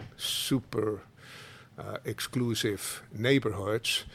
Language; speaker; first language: English; non-native, fluent; Swiss German